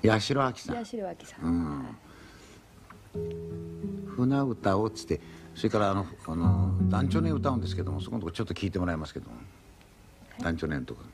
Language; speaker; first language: Japanese; native; Japanese